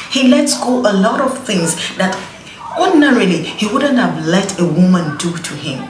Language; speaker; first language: English; non-native, local second language; Igbo